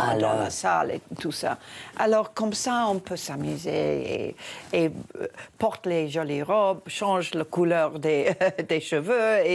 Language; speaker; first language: French; non-native, learner; English